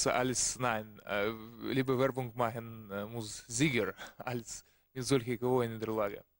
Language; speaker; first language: German; non-native, learner; Russian